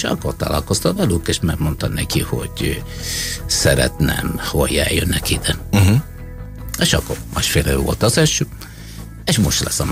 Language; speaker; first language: Hungarian; non-native, fluent; Italian